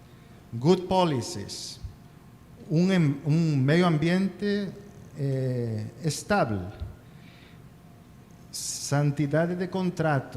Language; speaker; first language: Portuguese; non-native, fluent; Spanish